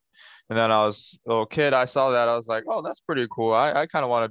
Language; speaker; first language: English; non-native, fluent; Chinese